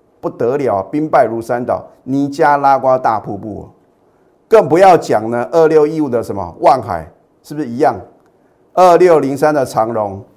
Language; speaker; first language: Chinese; native; Chinese